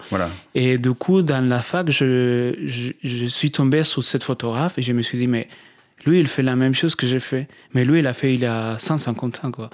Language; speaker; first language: French; non-native, fluent; Spanish